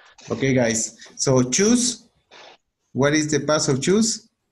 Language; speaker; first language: English; non-native, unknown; Spanish